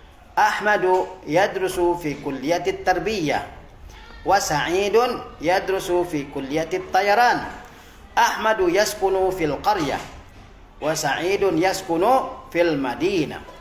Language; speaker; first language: Arabic; non-native, fluent; Indonesian